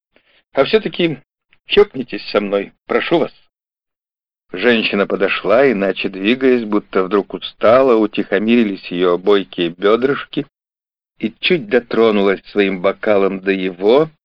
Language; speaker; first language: Russian; native; Russian